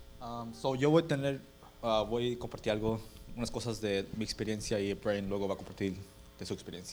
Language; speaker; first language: Spanish; early bilingual, heritage; Spanish